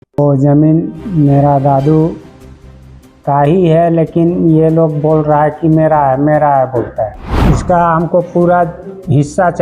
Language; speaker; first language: Hindi; non-native, local second language; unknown